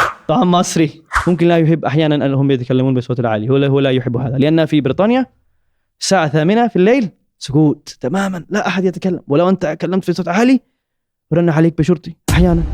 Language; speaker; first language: Arabic; non-native, learner; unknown